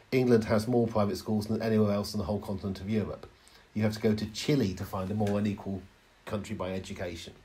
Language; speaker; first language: English; native; English